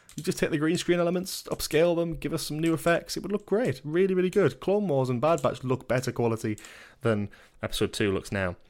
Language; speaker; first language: English; native; English